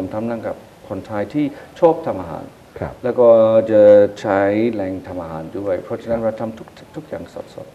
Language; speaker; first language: Thai; non-native, fluent; English